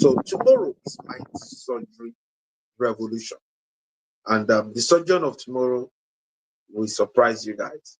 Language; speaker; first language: English; non-native, local second language; Yoruba